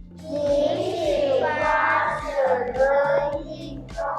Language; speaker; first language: Chinese; non-native, learner; Thai